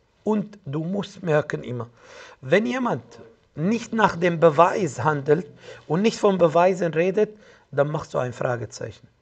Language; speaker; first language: German; non-native, fluent; Arabic